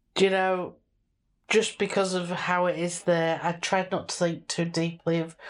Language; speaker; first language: English; native; English